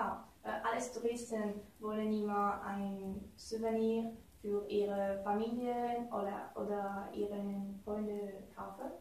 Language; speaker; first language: German; non-native, learner; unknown